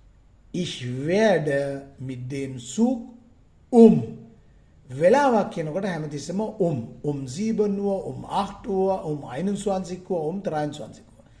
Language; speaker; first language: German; non-native, fluent; Sinhala